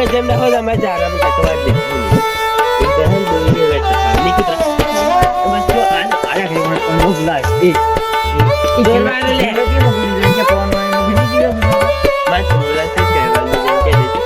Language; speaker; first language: Hindi; non-native, local second language; Gujarati